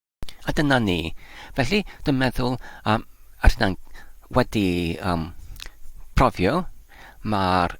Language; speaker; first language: Welsh; non-native, learner; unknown